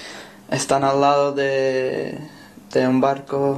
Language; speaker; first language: Spanish; non-native, learner; English